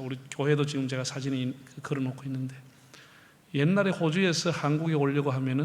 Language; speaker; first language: Korean; native; Korean